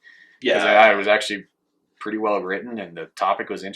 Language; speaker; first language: English; native; English